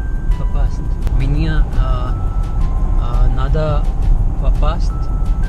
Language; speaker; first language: Russian; non-native, learner; Hindi